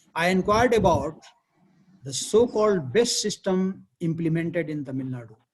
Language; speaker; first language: English; non-native, local second language; Hindi